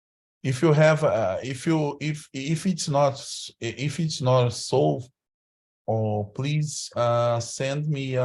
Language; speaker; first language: English; non-native, learner; Portuguese